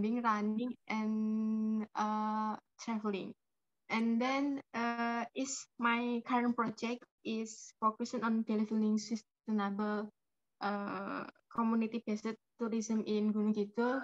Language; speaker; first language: English; non-native, learner; Indonesian